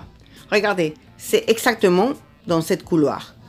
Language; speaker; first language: French; non-native, fluent; Spanish